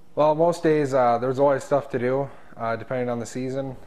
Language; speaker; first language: English; native; English